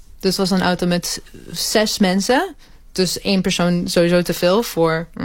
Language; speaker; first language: Dutch; early bilingual, other home language; Hebrew